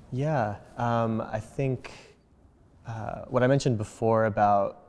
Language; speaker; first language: English; early bilingual, other home language; Spanish